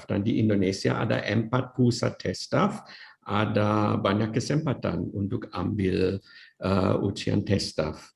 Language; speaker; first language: Indonesian; non-native, fluent; German